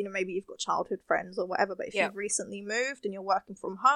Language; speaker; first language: English; native; English